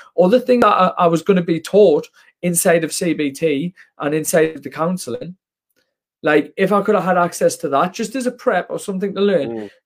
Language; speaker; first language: English; native; English